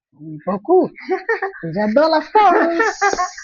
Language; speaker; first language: French; non-native, fluent; Igbo